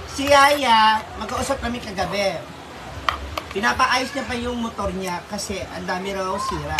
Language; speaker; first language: Filipino; native; Filipino